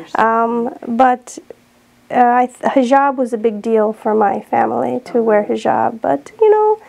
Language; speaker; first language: English; native; English